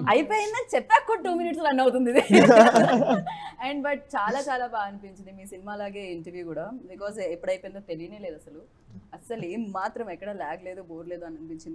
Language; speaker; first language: Telugu; native; Telugu